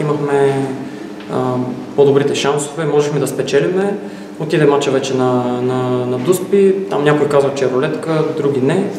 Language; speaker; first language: Bulgarian; native; Bulgarian